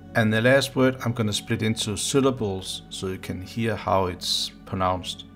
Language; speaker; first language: English; non-native, fluent; Danish